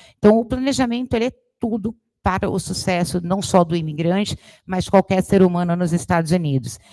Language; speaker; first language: Portuguese; native; Portuguese